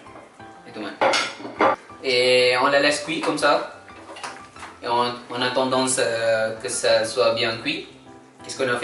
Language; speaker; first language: French; non-native, learner; Malay